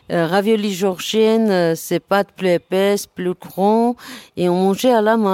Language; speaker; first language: French; non-native, learner; Armenian